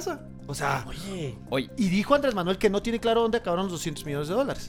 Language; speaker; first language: Spanish; native; Spanish